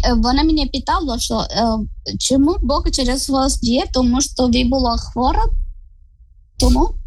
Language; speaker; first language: Ukrainian; non-native, fluent; Malayalam